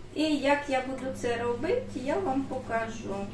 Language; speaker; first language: Ukrainian; native; Ukrainian